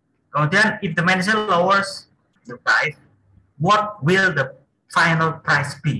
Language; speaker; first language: English; non-native, fluent; Indonesian